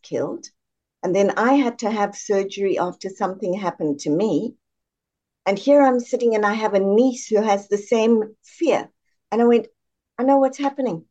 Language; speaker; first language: English; native; English